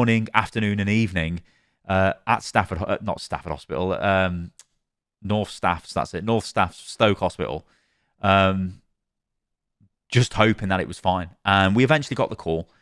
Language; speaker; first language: English; native; English